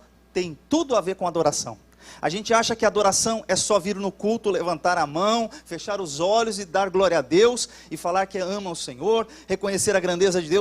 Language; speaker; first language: Portuguese; native; Portuguese